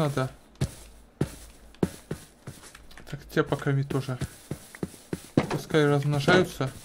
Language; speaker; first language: Russian; native; Russian